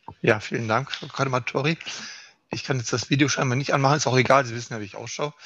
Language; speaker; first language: German; native; German